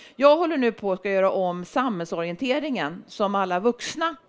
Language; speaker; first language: Swedish; native; Swedish